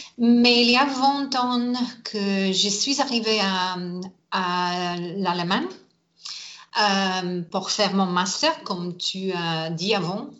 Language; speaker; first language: French; non-native, learner; English